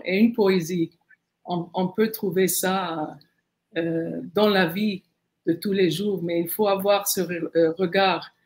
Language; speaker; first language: French; non-native, fluent; Arabic